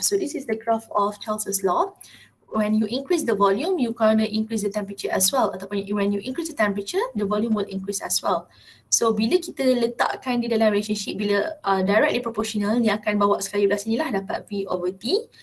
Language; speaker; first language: English; non-native, local second language; Malay